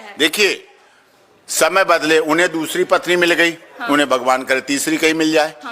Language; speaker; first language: Hindi; native; Hindi